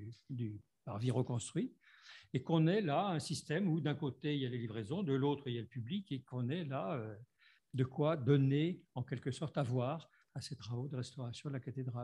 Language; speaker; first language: French; native; French